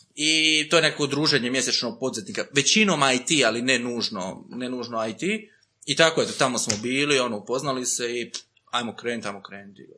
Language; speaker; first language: Croatian; native; Croatian